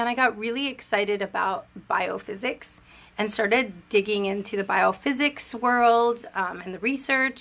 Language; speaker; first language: English; early bilingual, other home language; Spanish